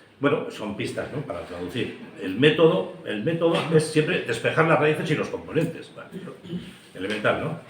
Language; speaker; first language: Spanish; native; Spanish